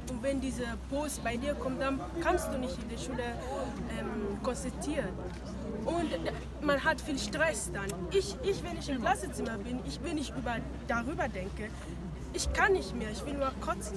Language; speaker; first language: German; non-native, learner; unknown